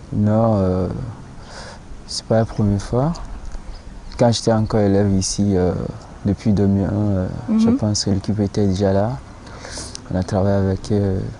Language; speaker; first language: French; non-native, local second language; Ewe